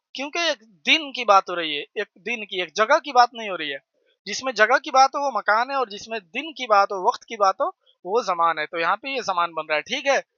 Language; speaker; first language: Urdu; native; Urdu